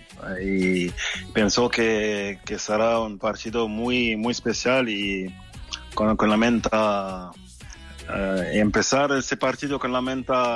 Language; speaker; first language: Spanish; non-native, fluent; French